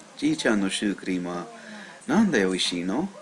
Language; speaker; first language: Japanese; non-native, learner; English